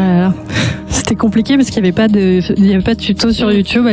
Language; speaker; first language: French; native; French